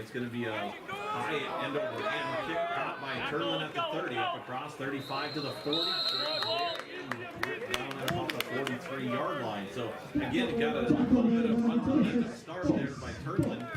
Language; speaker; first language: English; native; English